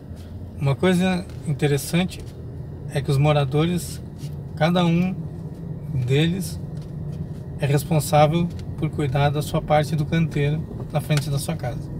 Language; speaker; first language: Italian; non-native, learner; Portuguese